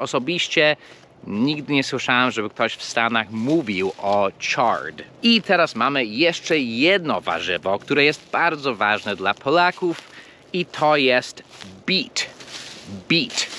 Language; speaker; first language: Polish; non-native, fluent; English